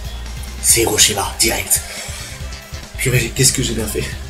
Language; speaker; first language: French; native; French